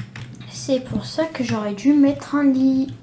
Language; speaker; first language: French; native; French